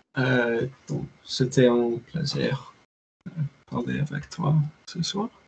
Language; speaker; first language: French; non-native, learner; English